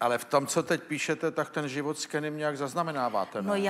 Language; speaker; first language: Czech; native; Czech